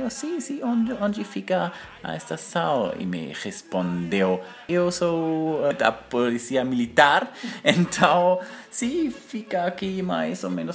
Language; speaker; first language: Spanish; non-native, learner; German